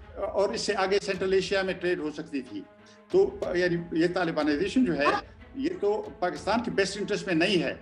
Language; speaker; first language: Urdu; non-native, local second language; Pashto